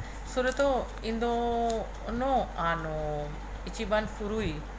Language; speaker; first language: Japanese; non-native, fluent; Hindi